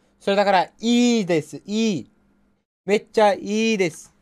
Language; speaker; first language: Japanese; non-native, learner; English